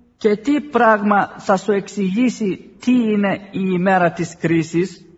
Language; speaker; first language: Greek; non-native, fluent; Arabic